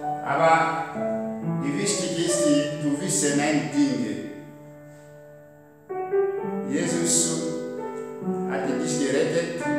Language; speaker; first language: German; non-native, learner; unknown